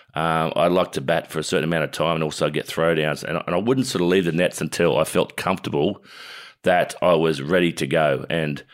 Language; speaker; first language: English; native; English